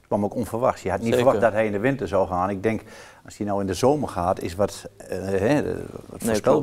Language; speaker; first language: Dutch; native; Dutch